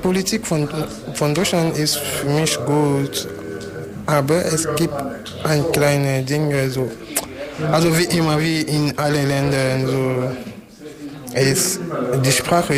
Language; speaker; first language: German; non-native, fluent; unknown